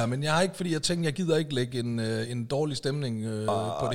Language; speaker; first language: Danish; native; Danish